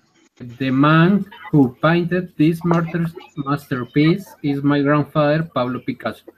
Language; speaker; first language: English; non-native, learner; Spanish